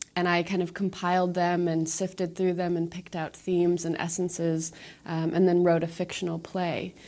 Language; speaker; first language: English; native; English